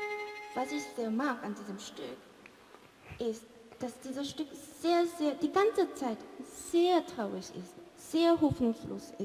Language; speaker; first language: German; early bilingual, other home language; Korean